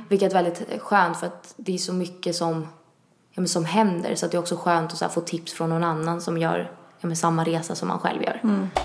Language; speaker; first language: Swedish; early bilingual, other home language; Italian